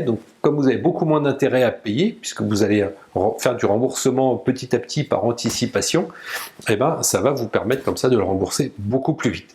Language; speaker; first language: French; native; French